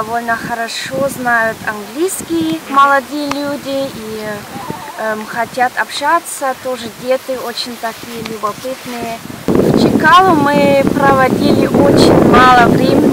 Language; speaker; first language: Russian; non-native, learner; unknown